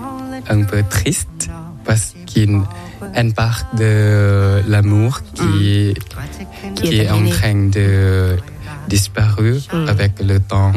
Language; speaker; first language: French; non-native, learner; Thai